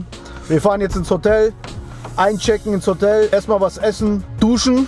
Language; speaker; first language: German; early bilingual, other home language; Russian